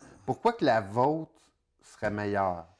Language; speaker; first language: French; native; French